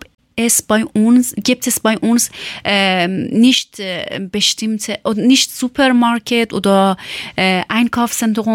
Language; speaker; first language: German; non-native, learner; Persian